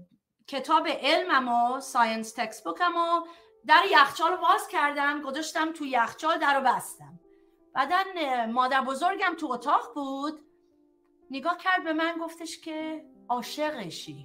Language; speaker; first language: Persian; early bilingual, heritage; Persian